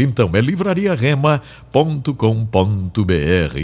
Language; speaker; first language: Portuguese; native; Portuguese